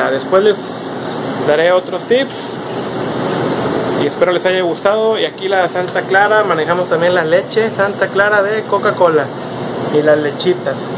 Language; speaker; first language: Spanish; native; Spanish